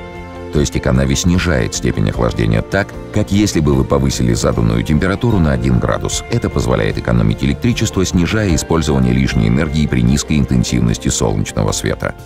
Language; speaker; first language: Russian; native; Russian